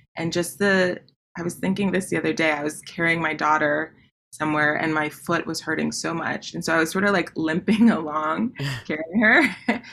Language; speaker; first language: English; native; English